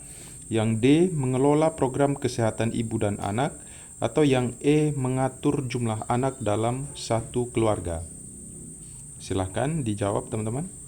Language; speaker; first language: Indonesian; native; Indonesian